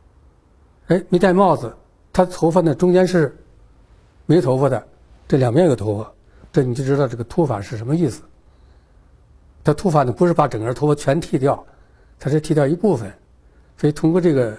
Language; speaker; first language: Chinese; native; Chinese